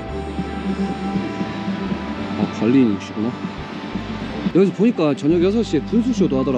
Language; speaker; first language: Korean; native; Korean